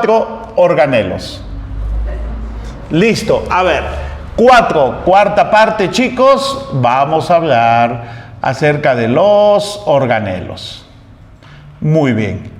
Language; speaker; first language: Spanish; native; Spanish